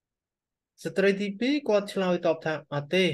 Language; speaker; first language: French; non-native, learner; Khmer